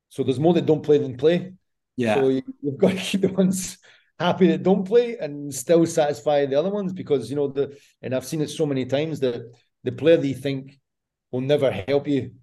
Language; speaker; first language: English; native; English